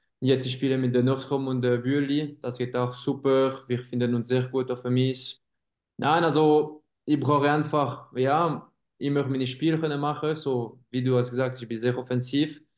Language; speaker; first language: German; non-native, local second language; French